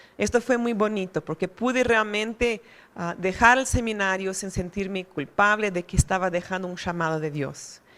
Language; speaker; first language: Spanish; non-native, fluent; Portuguese